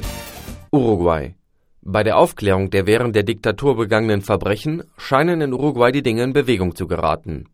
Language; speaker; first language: German; native; German